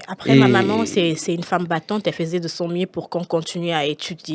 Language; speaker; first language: French; non-native, local second language; Lingala